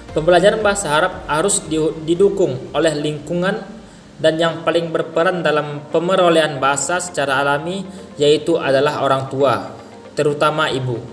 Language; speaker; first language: Indonesian; non-native, local second language; Minangkabau